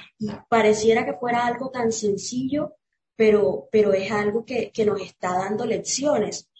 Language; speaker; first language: Spanish; native; Spanish